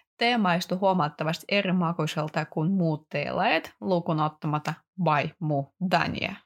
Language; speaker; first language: Finnish; non-native, fluent; Russian